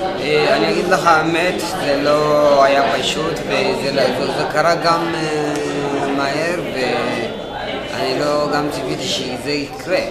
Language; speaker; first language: Hebrew; non-native, fluent; Tigrinya